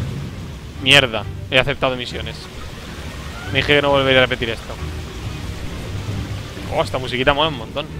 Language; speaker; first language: Spanish; native; Spanish